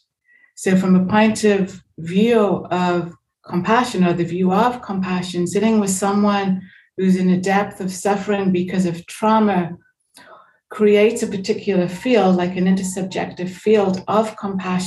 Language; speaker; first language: English; native; English